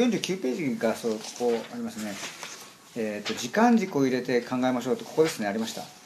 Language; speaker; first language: Japanese; native; Japanese